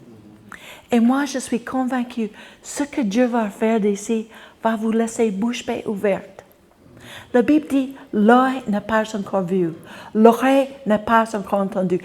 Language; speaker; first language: French; non-native, fluent; English